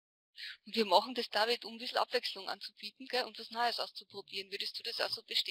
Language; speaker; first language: German; native; German